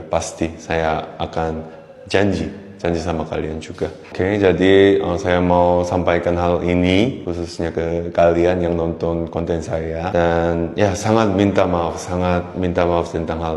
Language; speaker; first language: Indonesian; non-native, fluent; Korean